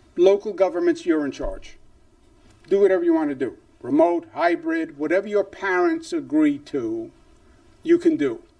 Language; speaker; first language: English; native; English